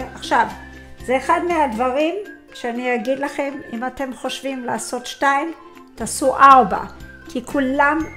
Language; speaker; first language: Hebrew; non-native, fluent; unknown